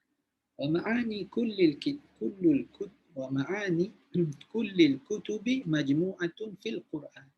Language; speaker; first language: Arabic; non-native, fluent; Malay